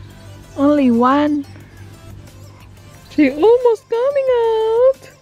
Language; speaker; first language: English; non-native, learner; Filipino